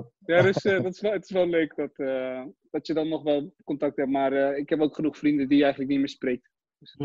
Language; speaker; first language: Dutch; early bilingual, other home language; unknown